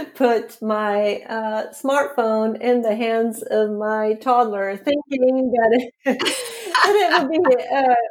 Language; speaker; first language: English; non-native, fluent; Swedish